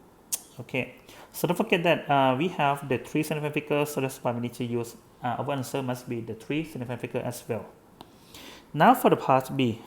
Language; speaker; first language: English; non-native, fluent; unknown